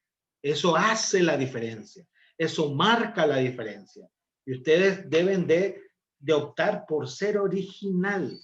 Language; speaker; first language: Spanish; native; Spanish